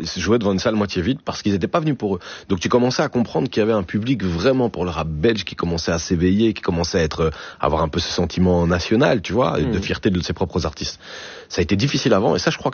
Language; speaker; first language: French; native; French